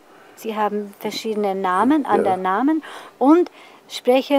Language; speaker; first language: German; non-native, fluent; Hungarian